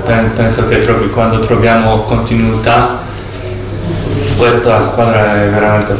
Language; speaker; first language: Italian; non-native, fluent; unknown